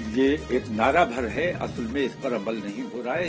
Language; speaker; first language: Hindi; native; Hindi